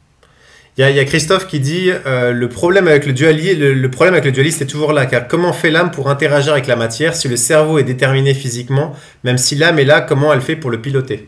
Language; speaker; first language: French; native; French